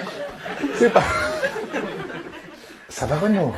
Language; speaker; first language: French; native; French